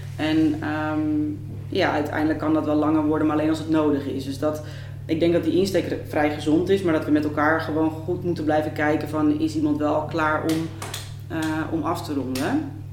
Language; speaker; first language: Dutch; native; Dutch